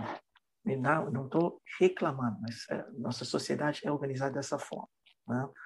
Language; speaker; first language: Portuguese; non-native, fluent; English